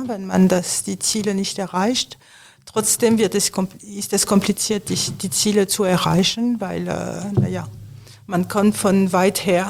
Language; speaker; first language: German; non-native, fluent; French